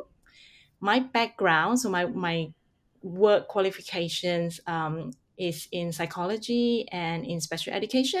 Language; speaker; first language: English; non-native, local second language; Hakka Chinese